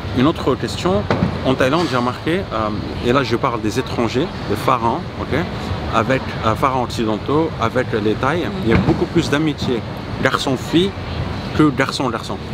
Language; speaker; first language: French; native; French